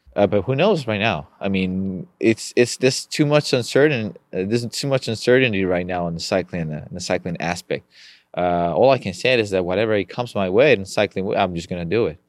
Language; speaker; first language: English; non-native, fluent; Spanish